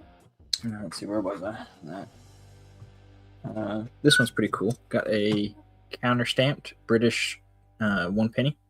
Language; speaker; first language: English; native; English